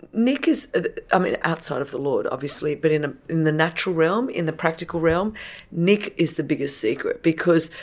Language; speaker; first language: English; non-native, local second language; Greek